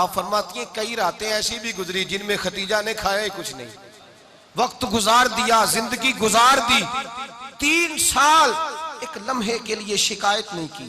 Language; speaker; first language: Hindi; non-native, local second language; Punjabi